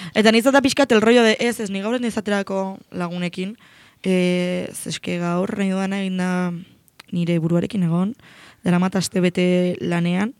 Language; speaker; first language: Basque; non-native, local second language; Spanish